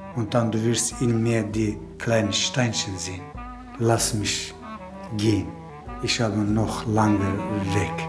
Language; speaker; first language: German; non-native, fluent; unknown